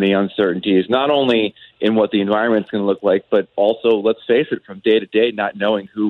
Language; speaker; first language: English; native; English